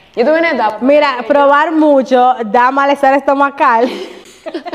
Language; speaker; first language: Spanish; native; Spanish